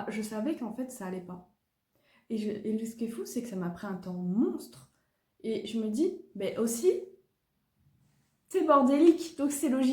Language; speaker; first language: French; native; French